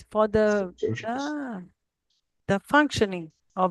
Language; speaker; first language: English; non-native, fluent; Portuguese